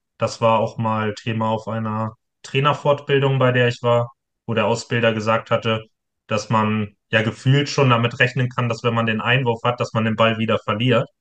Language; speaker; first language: German; native; German